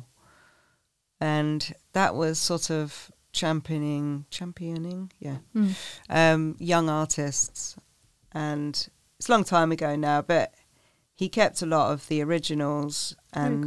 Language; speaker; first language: English; native; English